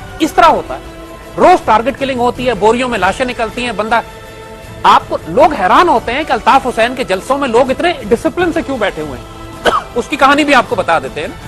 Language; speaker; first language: Urdu; native; Urdu